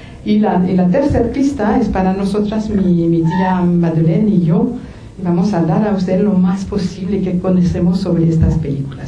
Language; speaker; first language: Spanish; non-native, fluent; French